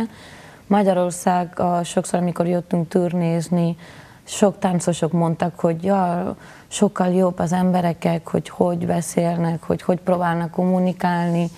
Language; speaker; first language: Hungarian; non-native, learner; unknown